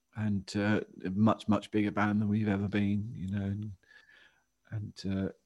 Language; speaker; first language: English; native; English